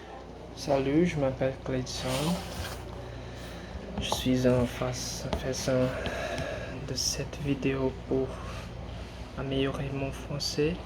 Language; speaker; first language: French; non-native, learner; Portuguese